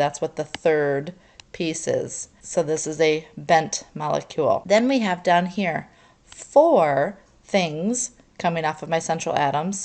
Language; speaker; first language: English; native; English